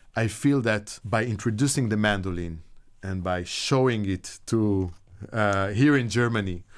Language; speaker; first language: English; non-native, fluent; Hebrew